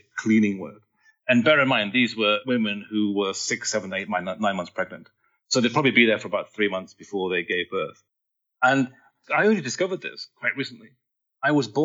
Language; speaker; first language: English; native; English